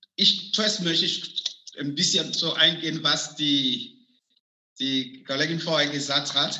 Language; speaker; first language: German; non-native, fluent; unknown